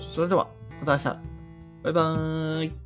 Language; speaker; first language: Japanese; native; Japanese